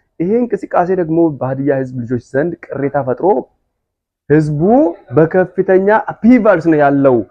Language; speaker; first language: Amharic; non-native, local second language; Hadiyya